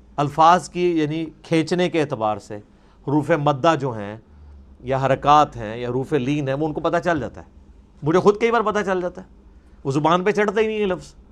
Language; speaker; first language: Urdu; non-native, local second language; Punjabi